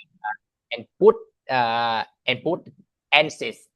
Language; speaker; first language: English; non-native, learner; Vietnamese